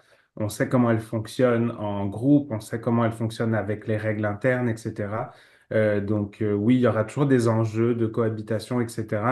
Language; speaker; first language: French; native; French